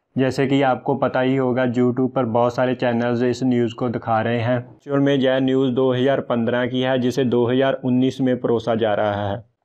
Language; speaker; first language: Hindi; non-native, local second language; Punjabi